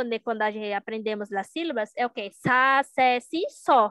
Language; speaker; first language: Spanish; non-native, learner; Portuguese